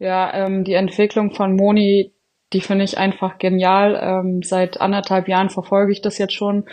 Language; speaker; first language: German; native; German